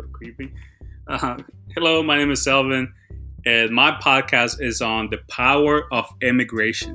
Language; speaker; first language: English; early bilingual, other home language; Spanish